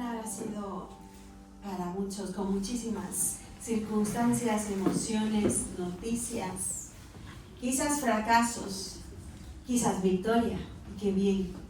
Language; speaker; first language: Spanish; native; Spanish